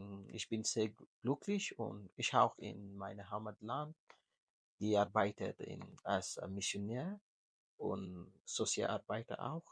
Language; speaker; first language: German; non-native, learner; English